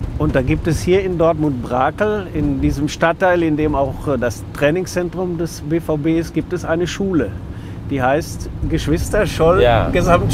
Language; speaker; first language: German; native; German